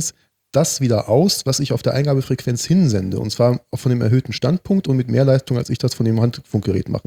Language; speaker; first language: German; native; German